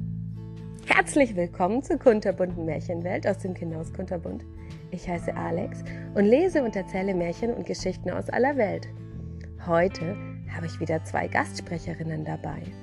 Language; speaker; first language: German; native; German